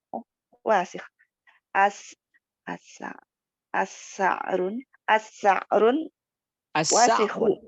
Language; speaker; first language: Arabic; non-native, learner; Indonesian